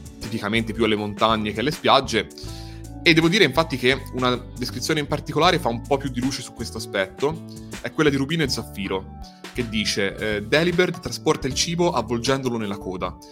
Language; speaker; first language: Italian; native; Italian